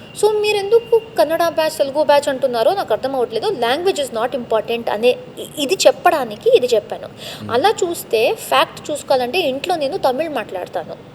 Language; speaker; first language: Telugu; non-native, local second language; Tamil